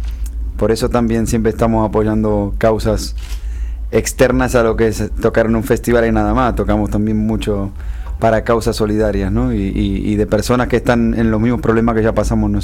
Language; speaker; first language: Spanish; native; Spanish